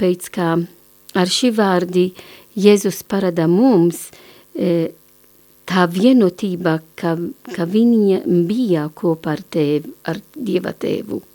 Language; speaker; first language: Latvian; non-native, learner; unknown